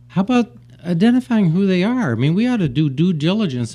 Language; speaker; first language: English; native; English